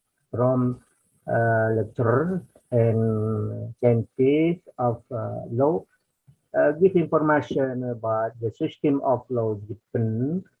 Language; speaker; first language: English; non-native, learner; Indonesian